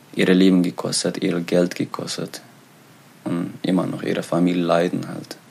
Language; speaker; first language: German; non-native, learner; Tigrinya